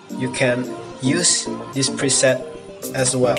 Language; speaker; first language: English; non-native, learner; Indonesian